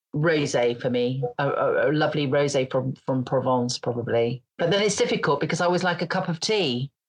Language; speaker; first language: English; native; English